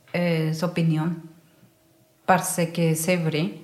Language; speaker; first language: French; non-native, fluent; Spanish